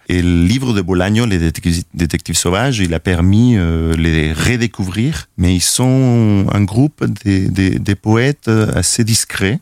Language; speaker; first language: French; non-native, fluent; Spanish